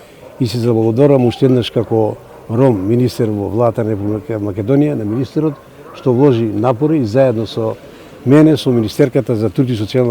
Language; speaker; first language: Macedonian; native; Macedonian